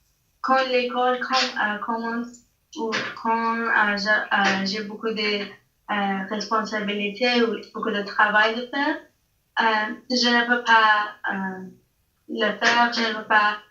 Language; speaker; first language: French; non-native, learner; English